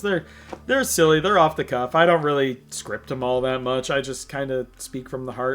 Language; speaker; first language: English; native; English